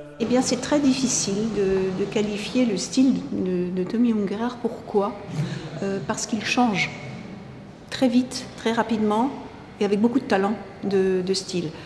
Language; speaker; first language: French; native; French